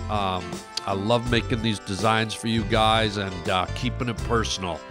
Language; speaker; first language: English; native; English